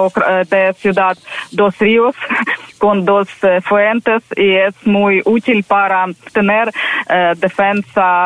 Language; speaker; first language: Spanish; non-native, fluent; Ukrainian